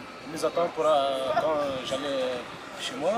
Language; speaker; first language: French; non-native, local second language; Arabic